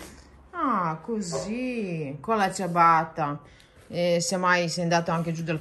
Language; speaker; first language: Italian; non-native, fluent; Lithuanian